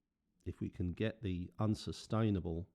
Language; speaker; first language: English; native; English